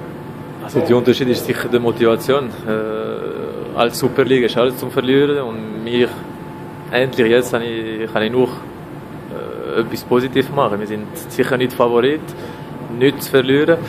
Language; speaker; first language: German; non-native, local second language; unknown